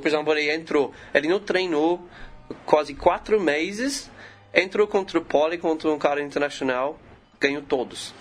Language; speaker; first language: Portuguese; non-native, learner; English